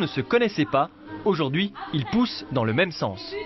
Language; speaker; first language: French; native; French